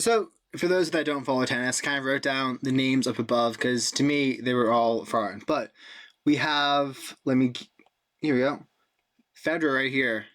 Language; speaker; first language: English; native; English